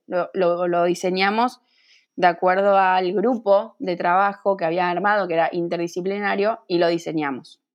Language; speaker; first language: Spanish; native; Spanish